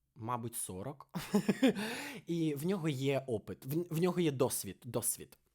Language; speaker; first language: Ukrainian; non-native, fluent; Russian